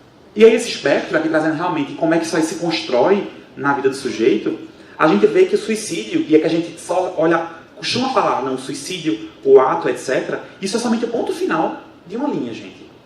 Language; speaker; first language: Portuguese; native; Portuguese